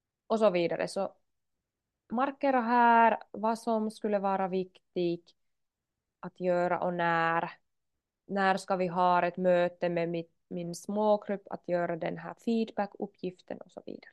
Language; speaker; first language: Swedish; non-native, local second language; Finnish